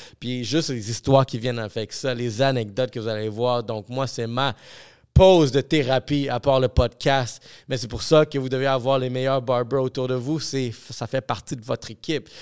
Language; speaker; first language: French; non-native, fluent; English